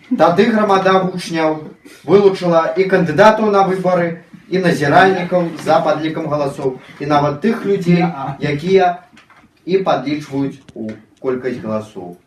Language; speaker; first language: Belarusian; non-native, local second language; Russian